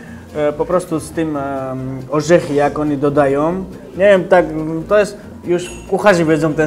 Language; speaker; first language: Polish; non-native, learner; Georgian